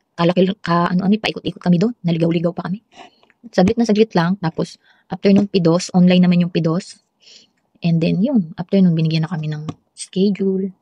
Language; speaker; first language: Filipino; native; Filipino